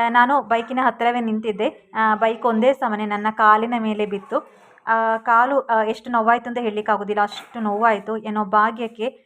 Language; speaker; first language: Kannada; non-native, local second language; Tulu